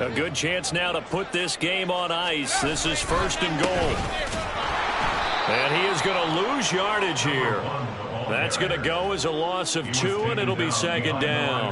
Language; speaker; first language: English; native; English